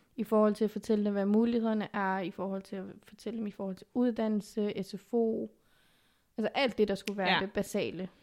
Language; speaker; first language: Danish; early bilingual, other home language; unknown